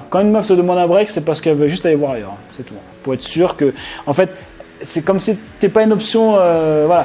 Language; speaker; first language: French; native; French